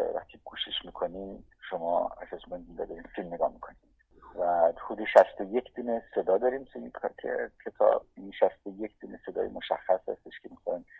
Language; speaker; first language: Persian; native; Persian